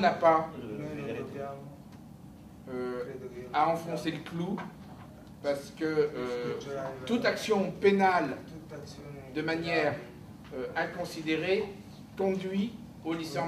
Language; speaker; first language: French; native; French